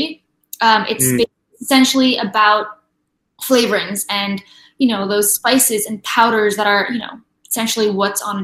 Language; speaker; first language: English; non-native, local second language; Filipino